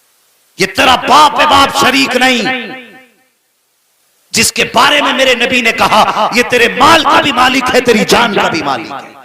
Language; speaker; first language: Hindi; native; Hindi